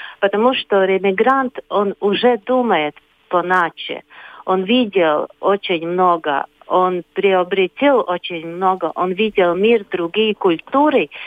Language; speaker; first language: Russian; non-native, local second language; Latvian